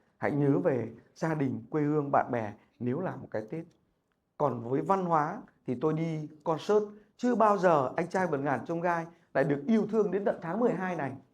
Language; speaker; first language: Vietnamese; native; Vietnamese